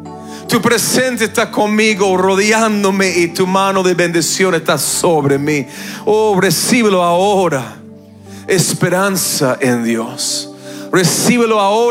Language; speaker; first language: Spanish; non-native, fluent; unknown